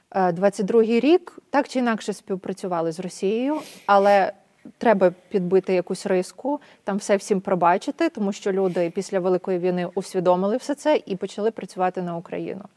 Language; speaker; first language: Ukrainian; native; Ukrainian